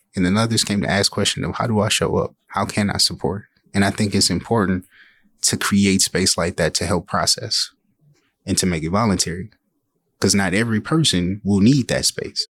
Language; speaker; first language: English; native; English